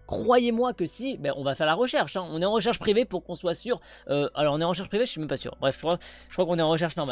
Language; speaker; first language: French; native; French